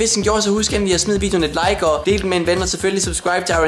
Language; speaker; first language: Danish; native; Danish